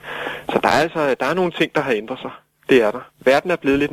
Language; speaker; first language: Danish; native; Danish